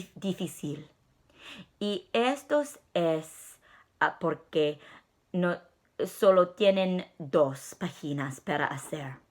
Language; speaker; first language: Spanish; non-native, learner; English